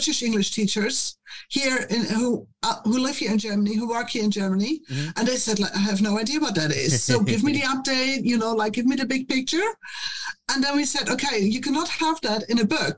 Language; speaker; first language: English; non-native, fluent; German